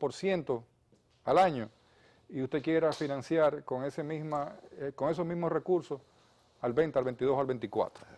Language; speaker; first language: Spanish; native; Spanish